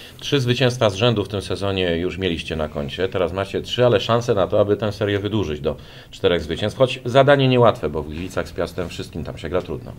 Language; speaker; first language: Polish; native; Polish